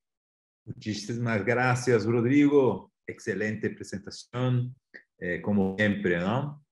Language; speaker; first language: Spanish; non-native, fluent; Portuguese